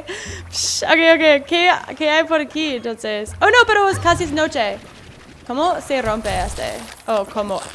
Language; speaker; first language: Spanish; non-native, learner; English